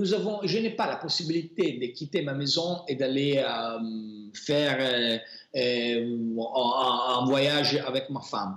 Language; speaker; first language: French; non-native, fluent; Italian